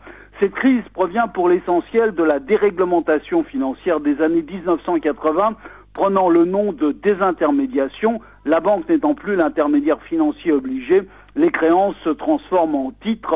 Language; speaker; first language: French; native; French